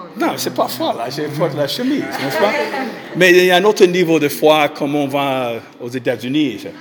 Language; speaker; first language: French; non-native, fluent; English